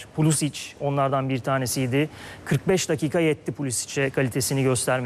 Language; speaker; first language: Turkish; native; Turkish